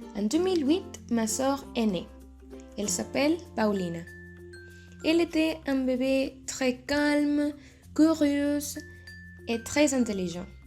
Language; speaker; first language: French; non-native, learner; Spanish